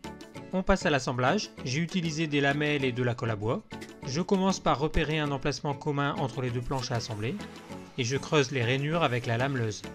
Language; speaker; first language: French; native; French